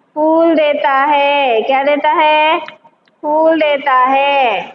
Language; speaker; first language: Hindi; non-native, local second language; Telugu